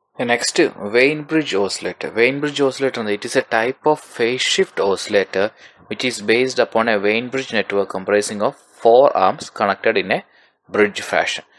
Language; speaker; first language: English; non-native, local second language; Malayalam